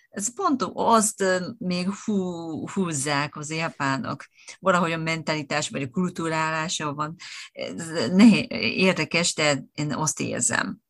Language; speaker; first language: Hungarian; non-native, fluent; Japanese